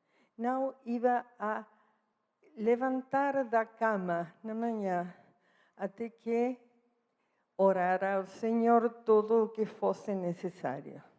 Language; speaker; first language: Portuguese; non-native, fluent; Spanish